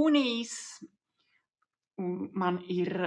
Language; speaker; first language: Latvian; non-native, fluent; Czech